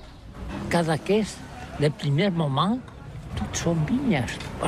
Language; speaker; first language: French; non-native, learner; Catalan